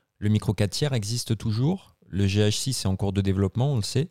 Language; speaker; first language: French; native; French